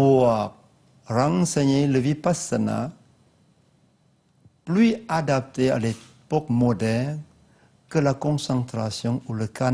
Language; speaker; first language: French; non-native, learner; Lao